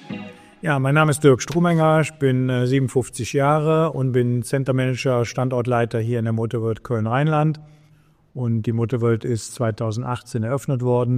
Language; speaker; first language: German; native; German